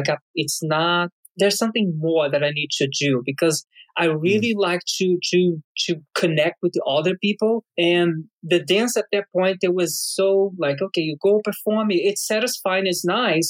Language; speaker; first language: English; non-native, fluent; Portuguese